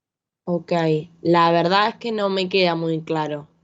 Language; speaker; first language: Spanish; native; Spanish